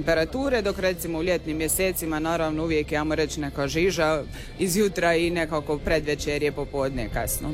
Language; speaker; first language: Serbian; native; Serbian